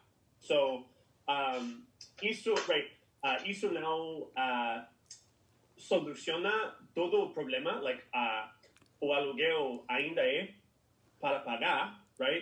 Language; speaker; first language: Portuguese; non-native, fluent; English